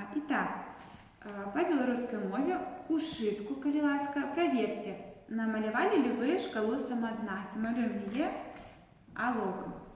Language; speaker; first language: Belarusian; non-native, local second language; Russian